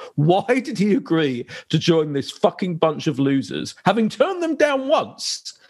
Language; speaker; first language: English; native; English